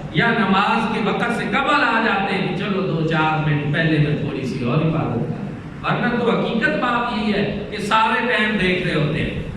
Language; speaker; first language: Urdu; non-native, local second language; Punjabi